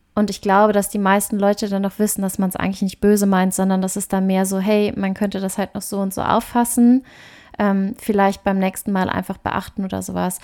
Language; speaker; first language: German; native; German